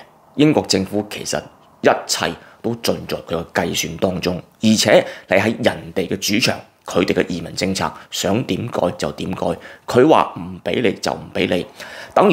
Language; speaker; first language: Cantonese; native; Cantonese